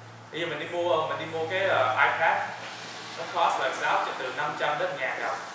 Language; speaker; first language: Vietnamese; early bilingual, heritage; Vietnamese